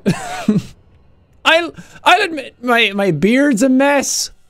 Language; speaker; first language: English; native; English